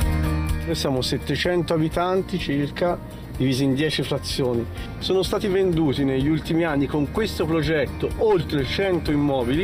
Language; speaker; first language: Italian; native; Italian